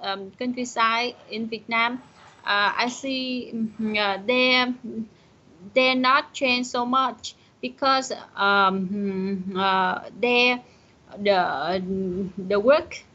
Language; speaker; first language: English; non-native, learner; Vietnamese